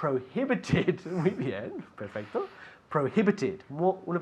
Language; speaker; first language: Spanish; non-native, fluent; English